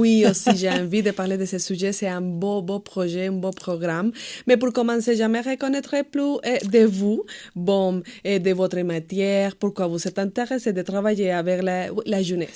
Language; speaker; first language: French; non-native, fluent; Spanish